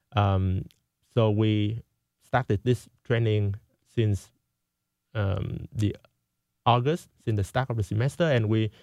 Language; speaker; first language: English; non-native, fluent; Vietnamese